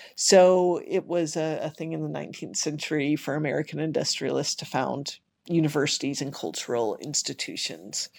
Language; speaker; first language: English; native; English